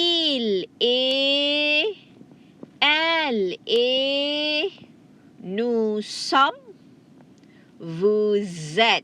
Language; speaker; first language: French; non-native, fluent; Malay